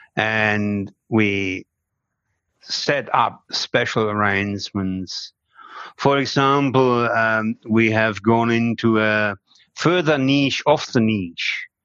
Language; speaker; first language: English; non-native, fluent; German